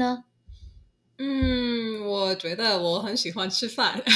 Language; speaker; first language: Chinese; non-native, learner; English